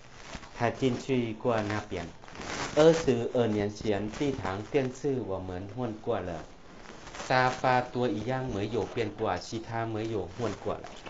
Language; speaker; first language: Chinese; non-native, learner; Thai